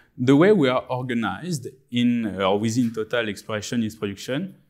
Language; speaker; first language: English; non-native, fluent; French